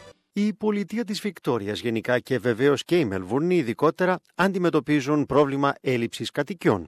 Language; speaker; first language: Greek; native; Greek